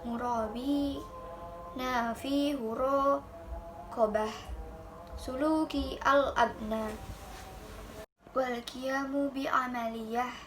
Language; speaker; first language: Arabic; non-native, learner; Indonesian